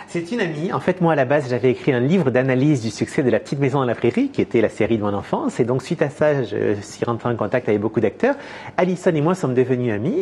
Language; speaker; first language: French; native; French